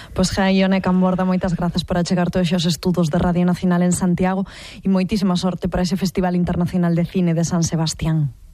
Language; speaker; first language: Galician; native; Galician